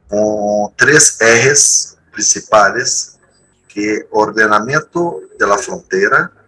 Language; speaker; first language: Spanish; non-native, learner; Portuguese